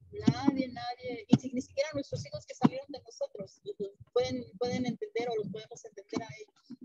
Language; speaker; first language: Spanish; native; Spanish